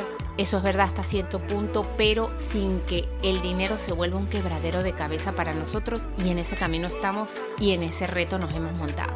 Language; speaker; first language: Spanish; native; Spanish